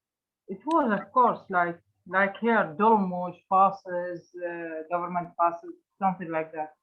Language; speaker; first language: English; non-native, learner; Arabic